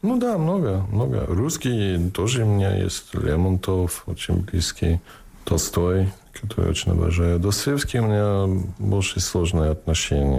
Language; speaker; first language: Russian; non-native, fluent; English